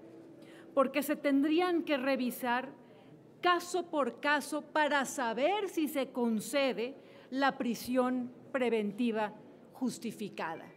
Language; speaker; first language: Spanish; native; Spanish